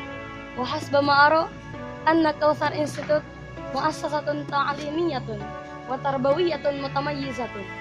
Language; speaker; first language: Arabic; non-native, learner; Indonesian